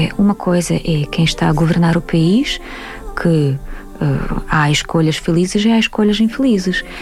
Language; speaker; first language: Portuguese; non-native, fluent; Russian